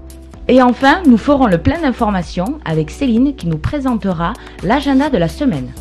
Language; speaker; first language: French; native; French